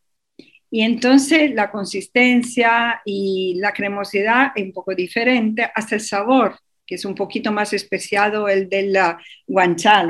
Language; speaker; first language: Spanish; non-native, fluent; Italian